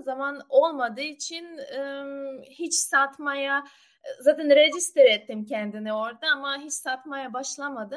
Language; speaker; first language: Turkish; non-native, learner; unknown